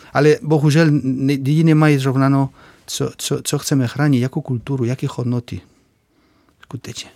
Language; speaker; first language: Czech; non-native, fluent; Spanish